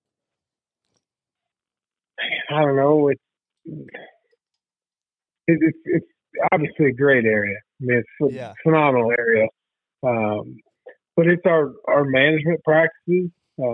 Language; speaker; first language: English; native; English